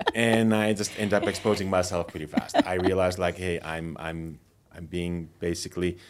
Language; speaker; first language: English; non-native, fluent; Finnish